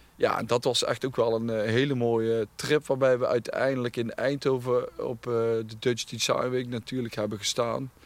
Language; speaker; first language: Dutch; native; Dutch